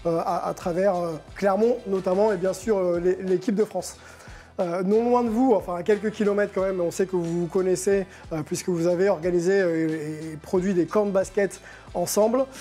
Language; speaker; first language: French; native; French